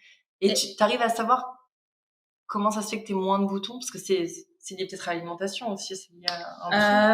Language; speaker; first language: French; native; French